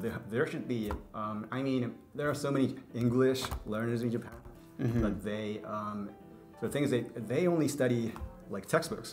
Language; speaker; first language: English; non-native, fluent; Japanese